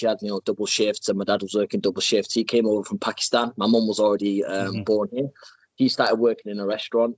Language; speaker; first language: English; native; English